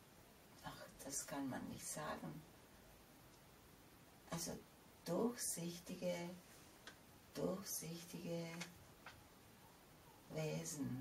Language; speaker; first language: German; non-native, fluent; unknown